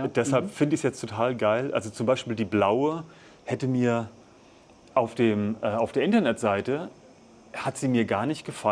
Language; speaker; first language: German; native; German